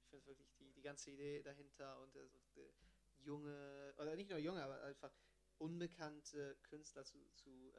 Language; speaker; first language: German; non-native, fluent; Italian